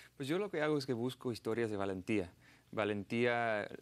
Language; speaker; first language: Spanish; non-native, fluent; English